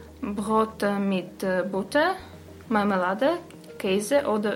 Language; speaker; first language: German; non-native, learner; Russian